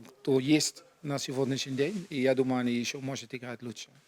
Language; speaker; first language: Russian; non-native, learner; Dutch